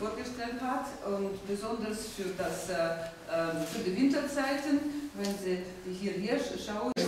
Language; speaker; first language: German; non-native, fluent; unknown